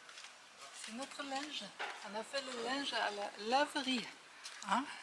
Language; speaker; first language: French; non-native, fluent; German